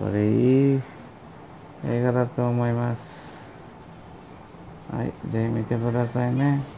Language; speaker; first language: Japanese; non-native, learner; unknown